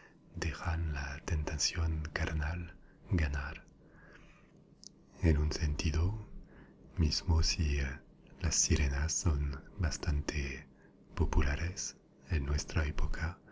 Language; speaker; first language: Spanish; non-native, fluent; French